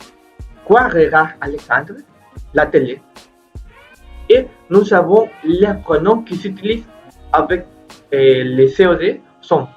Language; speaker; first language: French; non-native, learner; Spanish